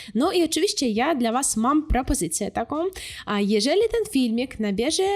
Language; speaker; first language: Polish; non-native, fluent; Russian